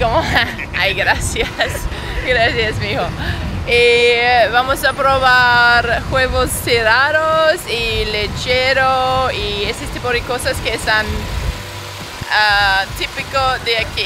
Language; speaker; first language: Spanish; non-native, learner; English